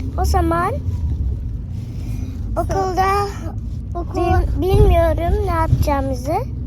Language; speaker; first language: Turkish; early bilingual, heritage; Turkish